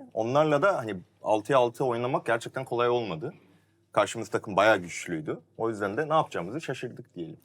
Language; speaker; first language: Turkish; early bilingual, other home language; Korean